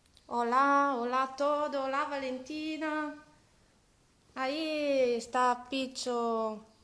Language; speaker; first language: Spanish; non-native, fluent; Italian